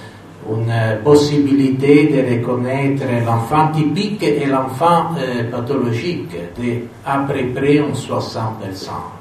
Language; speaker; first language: French; non-native, fluent; Italian